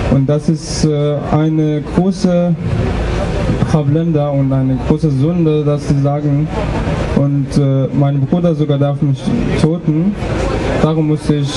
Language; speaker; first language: German; non-native, learner; Persian